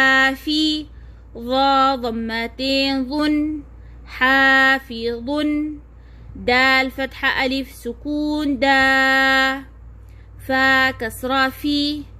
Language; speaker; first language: Arabic; non-native, fluent; Oromo